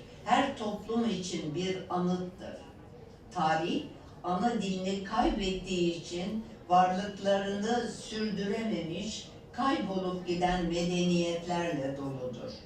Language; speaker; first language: Turkish; native; Turkish